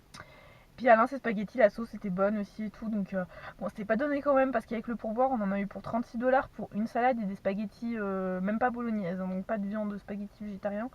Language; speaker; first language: French; native; French